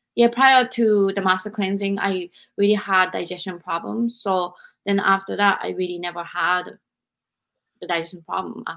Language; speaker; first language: English; non-native, fluent; Japanese